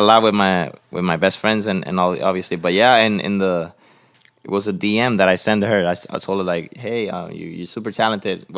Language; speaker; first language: English; non-native, fluent; Spanish